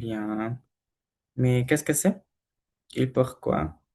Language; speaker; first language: French; non-native, learner; Spanish